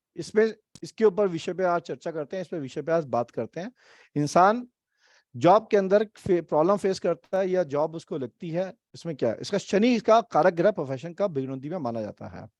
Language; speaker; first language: Hindi; native; Hindi